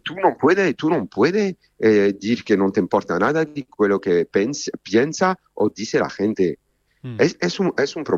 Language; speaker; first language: Spanish; non-native, fluent; Italian